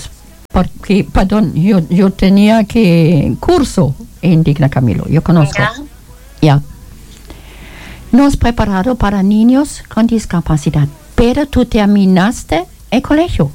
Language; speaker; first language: Spanish; non-native, learner; German